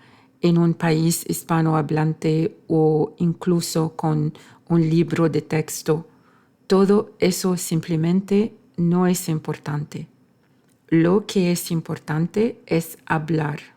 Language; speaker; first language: Spanish; non-native, fluent; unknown